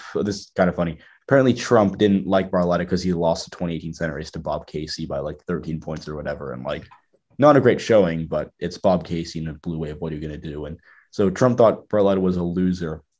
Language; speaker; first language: English; native; English